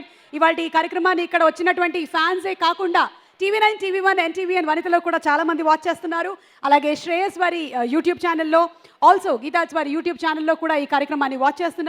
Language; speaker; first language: Telugu; native; Telugu